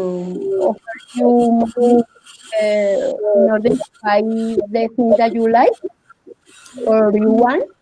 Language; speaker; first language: English; non-native, learner; Spanish